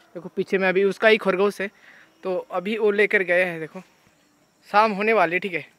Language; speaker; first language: Hindi; non-native, local second language; Bangla